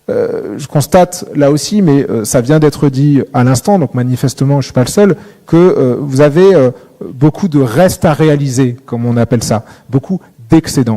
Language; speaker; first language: French; native; French